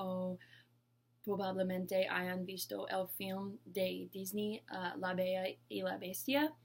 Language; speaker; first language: Spanish; non-native, learner; English